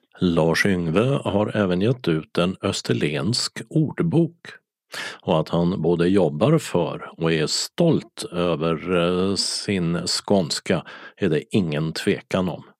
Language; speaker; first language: Swedish; native; Swedish